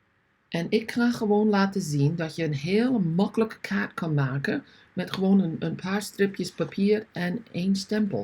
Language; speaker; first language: Dutch; non-native, learner; English